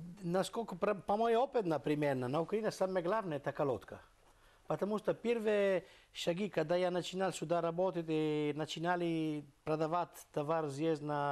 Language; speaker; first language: Russian; non-native, learner; Italian